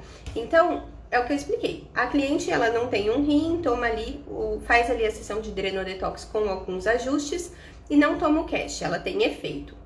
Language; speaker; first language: Portuguese; native; Portuguese